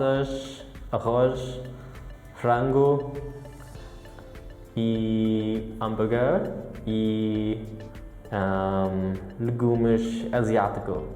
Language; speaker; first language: Portuguese; non-native, learner; English